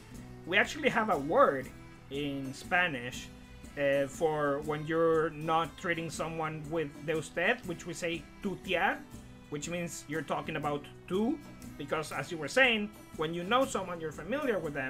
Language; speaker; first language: English; non-native, fluent; Spanish